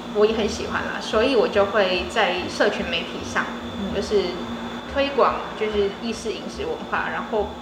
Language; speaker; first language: Chinese; native; Chinese